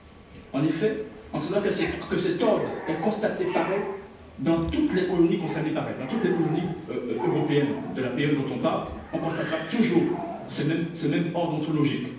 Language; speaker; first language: French; native; French